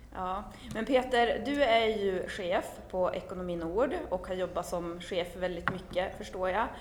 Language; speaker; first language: Swedish; native; Swedish